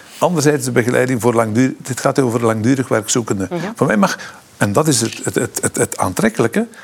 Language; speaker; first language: Dutch; native; Dutch